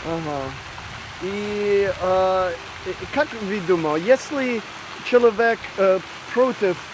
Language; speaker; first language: Russian; non-native, learner; English